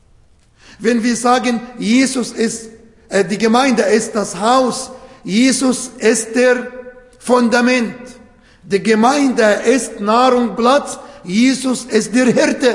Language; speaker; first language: German; non-native, fluent; Arabic